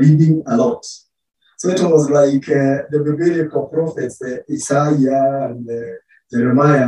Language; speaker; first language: English; non-native, local second language; Kikuyu